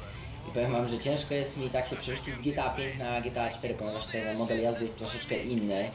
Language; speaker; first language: Polish; native; Polish